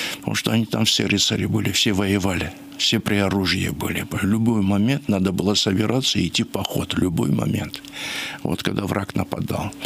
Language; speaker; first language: Russian; non-native, local second language; Georgian